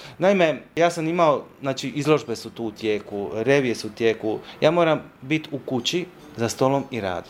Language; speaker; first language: Croatian; native; Croatian